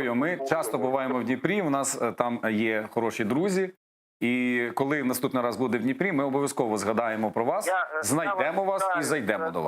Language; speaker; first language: Ukrainian; native; Ukrainian